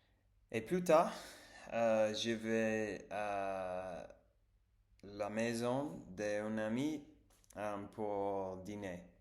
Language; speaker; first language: French; non-native, learner; English